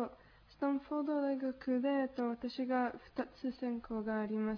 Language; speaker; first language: Japanese; non-native, learner; Spanish